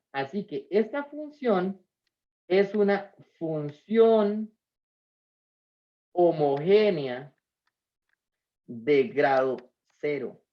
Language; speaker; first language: Spanish; native; Spanish